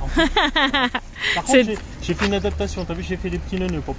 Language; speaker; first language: French; native; French